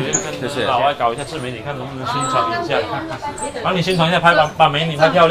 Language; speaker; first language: Chinese; native; Chinese